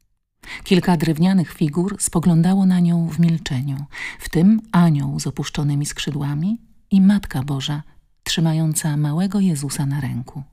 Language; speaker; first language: Polish; native; Polish